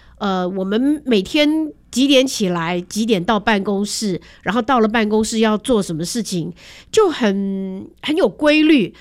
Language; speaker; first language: Chinese; native; Chinese